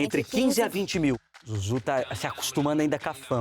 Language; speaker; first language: Portuguese; native; Portuguese